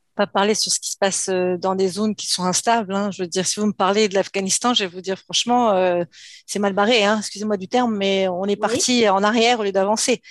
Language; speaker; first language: French; native; French